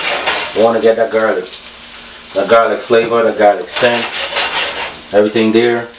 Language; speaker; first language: English; native; English